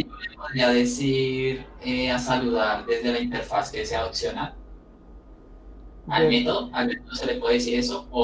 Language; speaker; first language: Spanish; native; Spanish